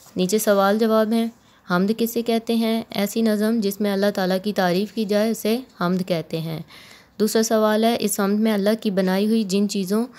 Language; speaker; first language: Urdu; non-native, local second language; Punjabi